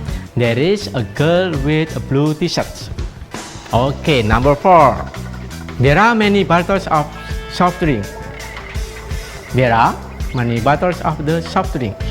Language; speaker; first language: English; non-native, fluent; Indonesian